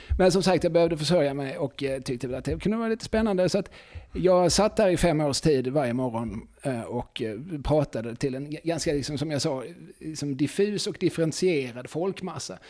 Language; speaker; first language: Swedish; native; Swedish